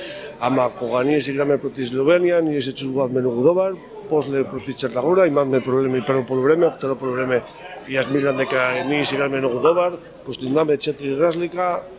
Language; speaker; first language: Macedonian; non-native, fluent; Spanish